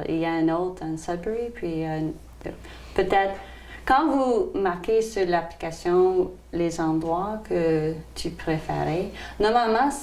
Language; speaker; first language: French; non-native, local second language; English